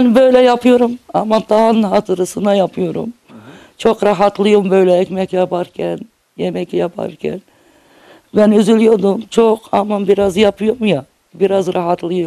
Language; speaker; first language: Turkish; non-native, local second language; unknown